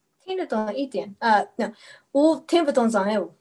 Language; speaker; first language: Chinese; early bilingual, heritage; Chinese